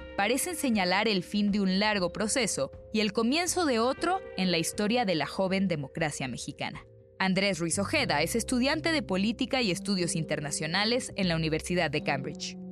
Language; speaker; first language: Spanish; native; Spanish